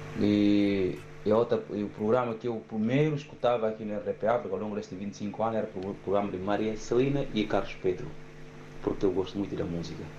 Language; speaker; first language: Portuguese; non-native, local second language; Upper Guinea Crioulo